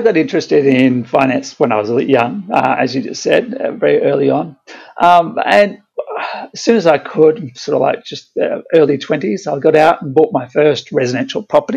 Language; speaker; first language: English; native; English